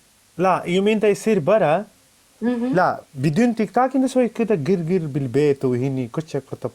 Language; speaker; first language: Arabic; non-native, learner; Pashto